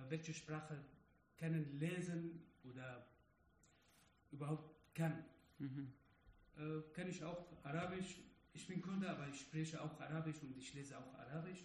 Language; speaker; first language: German; non-native, learner; Arabic